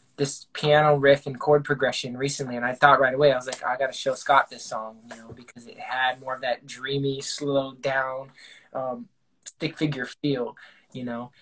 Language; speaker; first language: English; native; English